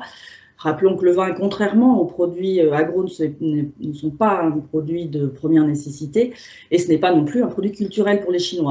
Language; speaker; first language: French; native; French